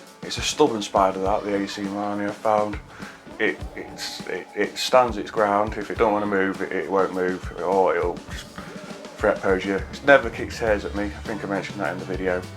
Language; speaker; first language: English; native; English